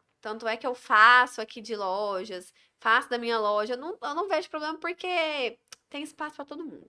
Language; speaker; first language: Portuguese; native; Portuguese